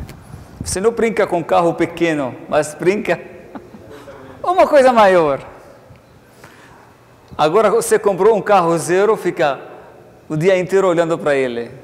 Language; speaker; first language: Portuguese; non-native, learner; Arabic